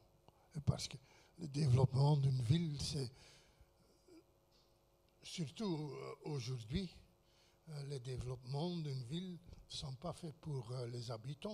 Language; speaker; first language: French; non-native, fluent; Dutch